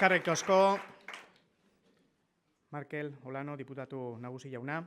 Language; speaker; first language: Basque; native; Basque